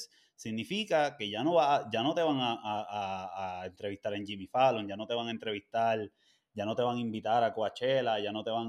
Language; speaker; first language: Spanish; native; Spanish